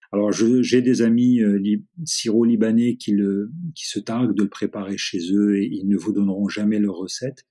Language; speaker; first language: French; non-native, local second language; Arabic